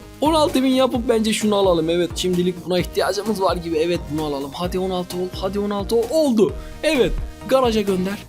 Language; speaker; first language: Turkish; native; Turkish